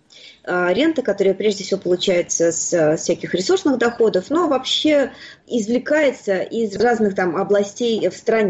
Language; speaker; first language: Russian; native; Russian